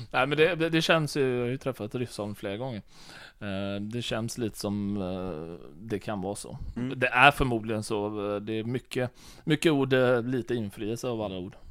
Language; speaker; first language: Swedish; early bilingual, other home language; Bosnian